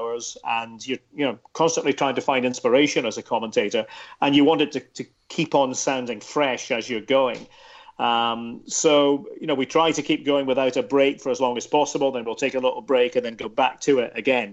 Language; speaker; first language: English; native; English